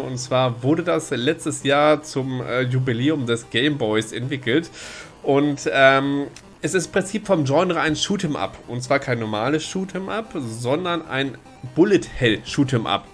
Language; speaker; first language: German; native; German